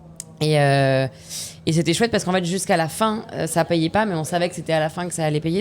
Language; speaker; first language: French; native; French